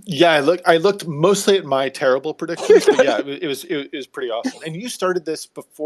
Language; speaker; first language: English; native; English